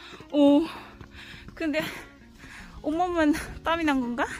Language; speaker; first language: Korean; non-native, fluent; Filipino